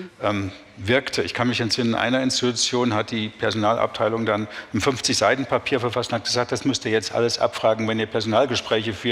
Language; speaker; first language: German; native; German